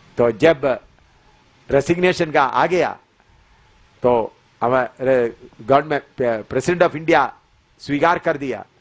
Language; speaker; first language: Hindi; non-native, local second language; Malayalam